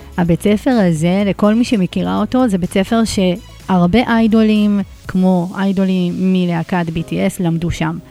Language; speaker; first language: Hebrew; native; Hebrew